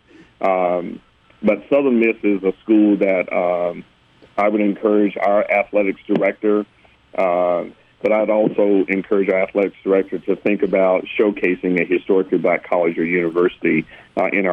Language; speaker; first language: English; native; English